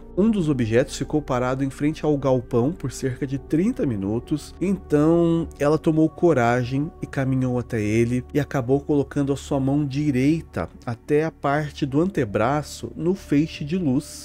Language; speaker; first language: Portuguese; native; Portuguese